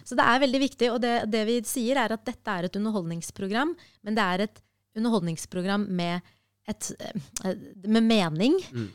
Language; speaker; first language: Norwegian; early bilingual, other home language; Arabic